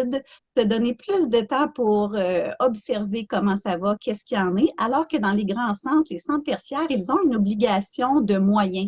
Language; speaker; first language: French; native; French